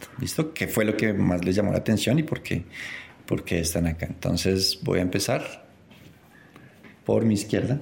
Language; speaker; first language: Spanish; native; Spanish